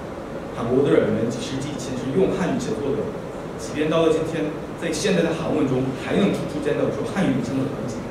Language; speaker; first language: Chinese; non-native, fluent; Korean